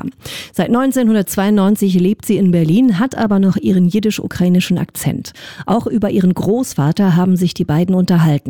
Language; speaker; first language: German; native; German